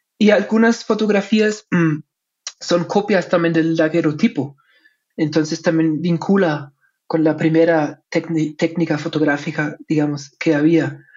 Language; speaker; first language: Spanish; non-native, fluent; German